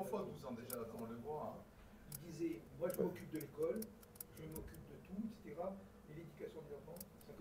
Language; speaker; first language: French; native; French